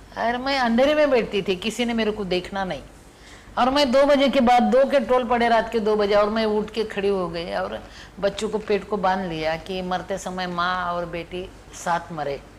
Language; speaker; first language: Hindi; non-native, local second language; Marathi